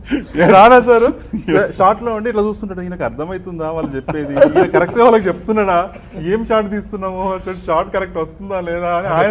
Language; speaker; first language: Telugu; native; Telugu